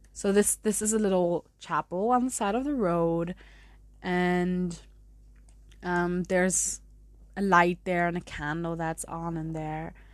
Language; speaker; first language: English; non-native, fluent; German